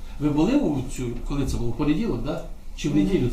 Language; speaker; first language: Ukrainian; native; Ukrainian